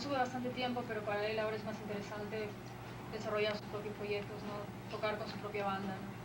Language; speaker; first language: Spanish; native; Spanish